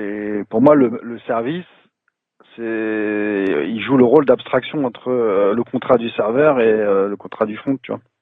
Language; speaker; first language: French; native; French